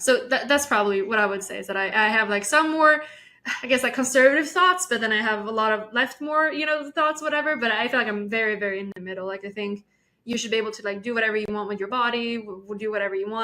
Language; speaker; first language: English; non-native, fluent; Swedish